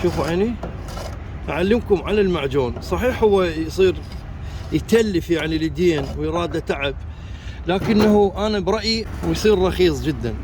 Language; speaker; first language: Arabic; native; Arabic